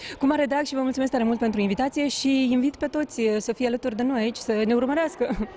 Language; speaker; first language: Romanian; native; Romanian